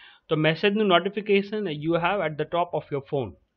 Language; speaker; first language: English; non-native, local second language; Gujarati